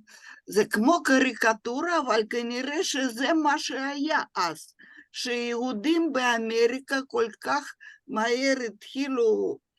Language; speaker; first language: Hebrew; non-native, fluent; Russian